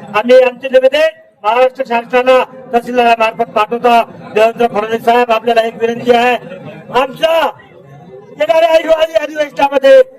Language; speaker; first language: Marathi; non-native, local second language; Lambadi